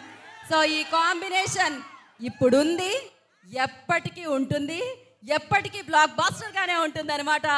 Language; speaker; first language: Telugu; native; Telugu